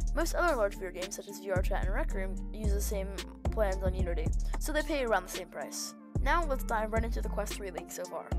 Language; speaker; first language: English; native; English